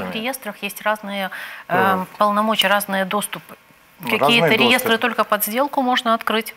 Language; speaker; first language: Russian; native; Russian